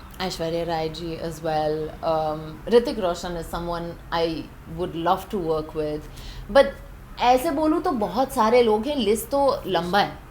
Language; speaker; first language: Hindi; non-native, fluent; Persian